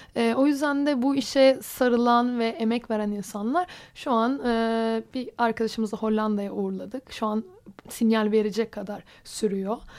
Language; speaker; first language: Turkish; native; Turkish